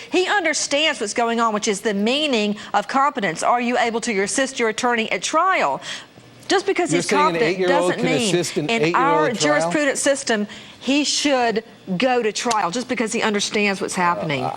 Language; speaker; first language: English; native; English